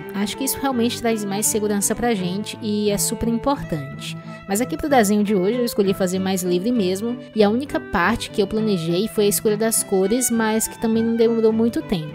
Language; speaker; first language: Portuguese; native; Portuguese